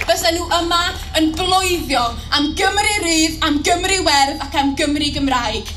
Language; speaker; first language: Welsh; non-native, local second language; English